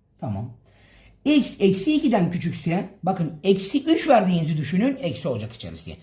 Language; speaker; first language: Turkish; native; Turkish